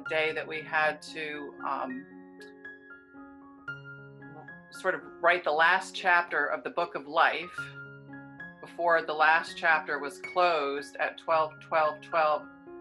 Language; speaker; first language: English; native; English